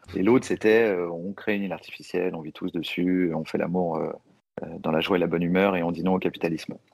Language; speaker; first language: French; native; French